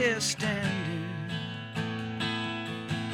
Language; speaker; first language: English; native; English